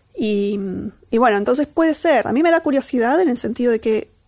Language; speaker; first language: Spanish; native; Spanish